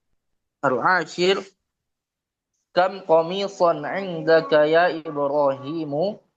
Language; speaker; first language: Arabic; non-native, learner; Indonesian